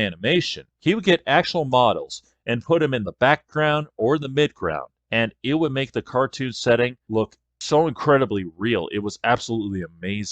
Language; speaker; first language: English; native; English